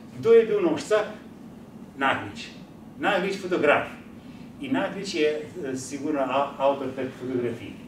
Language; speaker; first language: Slovenian; native; Slovenian